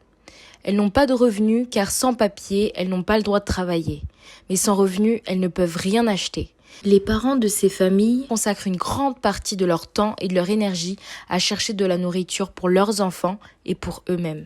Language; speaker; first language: French; native; French